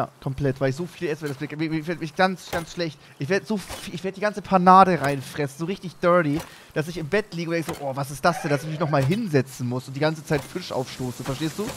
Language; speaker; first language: German; native; German